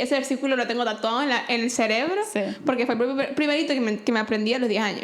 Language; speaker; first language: Spanish; native; Spanish